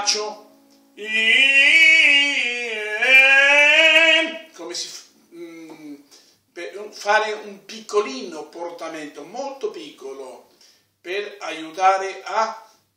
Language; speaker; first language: Italian; non-native, fluent; Spanish